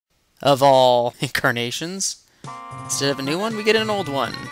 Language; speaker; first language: English; native; English